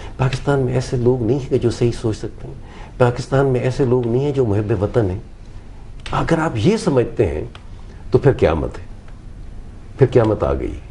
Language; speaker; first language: Urdu; non-native, local second language; Punjabi